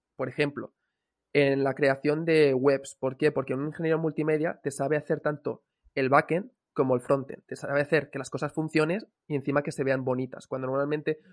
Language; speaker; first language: Spanish; native; Spanish